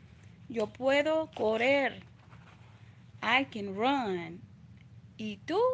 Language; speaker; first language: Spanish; non-native, learner; English